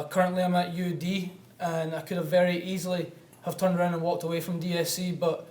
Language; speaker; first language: English; native; English